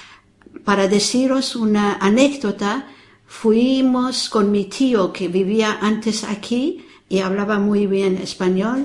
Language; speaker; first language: Spanish; non-native, fluent; Persian